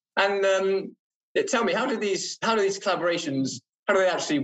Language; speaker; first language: English; native; English